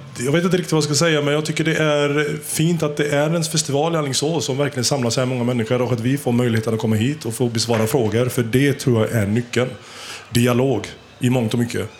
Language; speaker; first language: Swedish; early bilingual, other home language; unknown